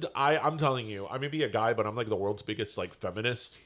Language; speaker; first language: English; native; English